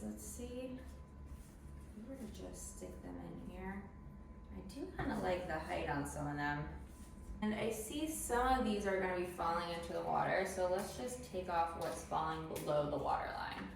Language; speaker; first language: English; native; English